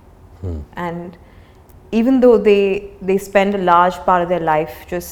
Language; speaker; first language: English; non-native, local second language; Hindi